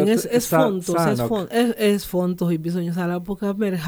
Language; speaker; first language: Hungarian; non-native, learner; Spanish